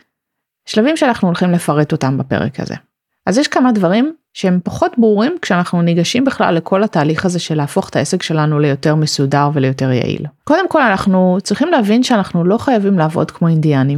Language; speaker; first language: Hebrew; native; Hebrew